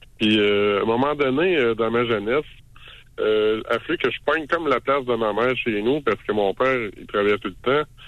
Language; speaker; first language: French; native; French